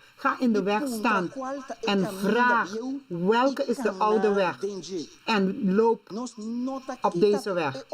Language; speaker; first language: Dutch; non-native, local second language; Papiamento